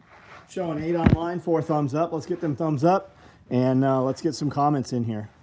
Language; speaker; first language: English; native; English